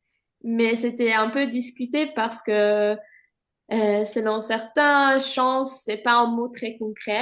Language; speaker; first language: French; non-native, fluent; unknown